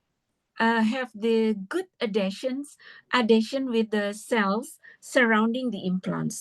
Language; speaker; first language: English; non-native, fluent; Indonesian